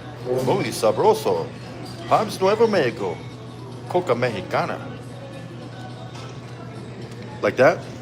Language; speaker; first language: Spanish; non-native, learner; English